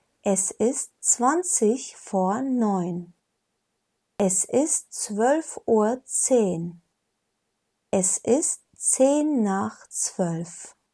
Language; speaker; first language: German; non-native, fluent; Turkish